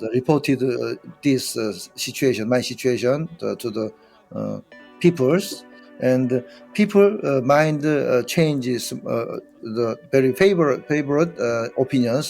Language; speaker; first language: English; non-native, learner; Korean